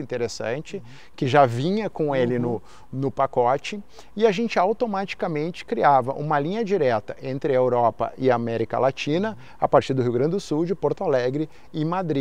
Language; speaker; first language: Portuguese; native; Portuguese